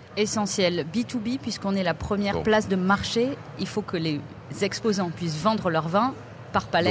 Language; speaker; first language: French; native; French